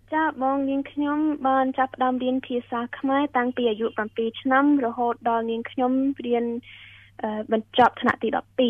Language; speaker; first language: Khmer; early bilingual, heritage; Khmer